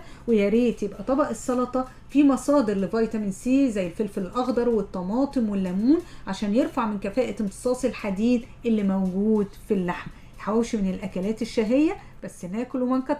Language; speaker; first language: Arabic; native; Arabic